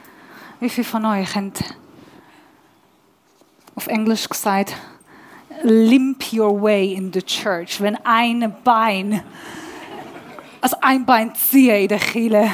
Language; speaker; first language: German; non-native, learner; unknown